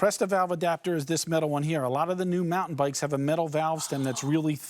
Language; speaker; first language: English; native; English